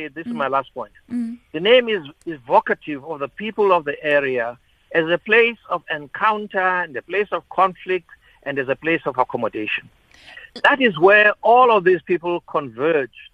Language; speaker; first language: English; non-native, local second language; Xhosa